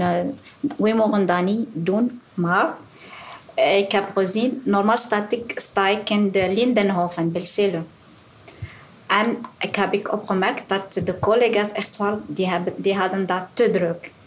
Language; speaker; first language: Dutch; non-native, learner; Arabic